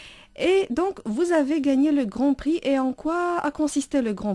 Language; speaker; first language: French; non-native, fluent; Romanian